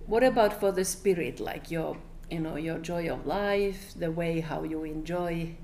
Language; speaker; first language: English; non-native, fluent; Finnish